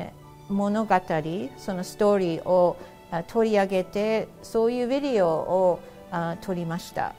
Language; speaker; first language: Japanese; early bilingual, heritage; Japanese